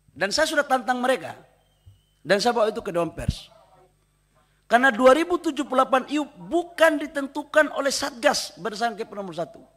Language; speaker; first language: Indonesian; native; Indonesian